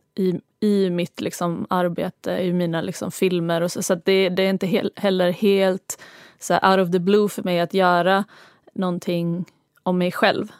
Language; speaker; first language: Swedish; early bilingual, other home language; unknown